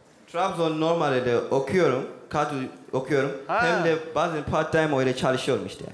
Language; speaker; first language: Turkish; non-native, learner; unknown